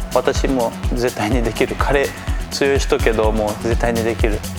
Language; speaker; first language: Japanese; non-native, learner; Portuguese